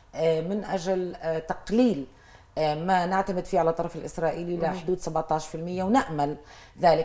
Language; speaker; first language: Arabic; native; Arabic